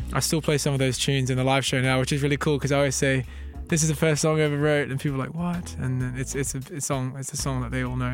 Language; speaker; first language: English; native; English